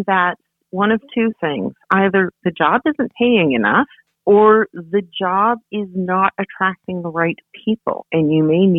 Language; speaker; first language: English; native; English